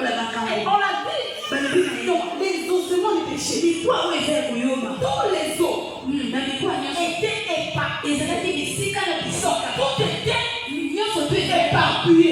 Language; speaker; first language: French; non-native, local second language; Lingala